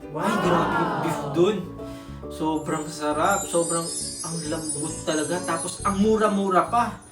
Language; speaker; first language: Filipino; native; Filipino